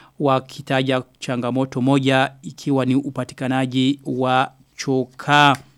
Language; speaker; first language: Swahili; non-native, local second language; Rundi